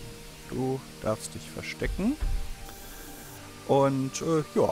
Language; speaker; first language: German; native; German